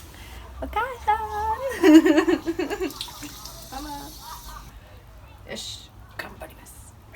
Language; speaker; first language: Japanese; non-native, fluent; Serbian